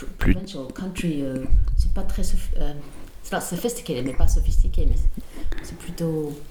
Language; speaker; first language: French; non-native, fluent; English